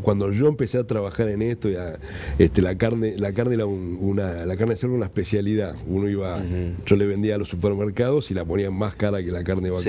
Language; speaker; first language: Spanish; native; Spanish